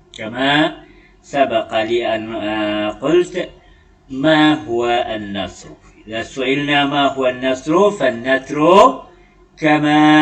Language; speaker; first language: Arabic; non-native, fluent; Malay